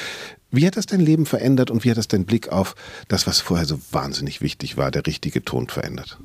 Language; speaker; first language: German; native; German